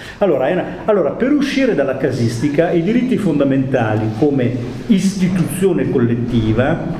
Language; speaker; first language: Italian; native; Italian